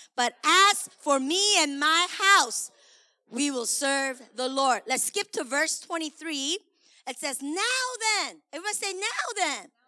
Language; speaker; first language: English; early bilingual, other home language; Korean